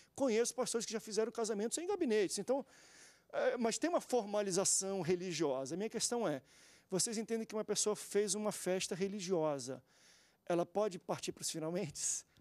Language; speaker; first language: Portuguese; native; Portuguese